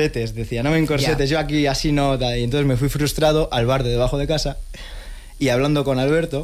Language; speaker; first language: Spanish; native; Spanish